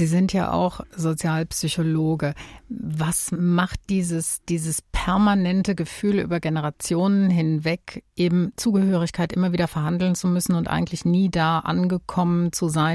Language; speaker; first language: German; native; German